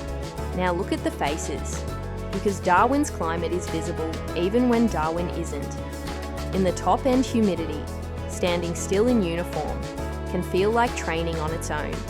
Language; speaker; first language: English; native; English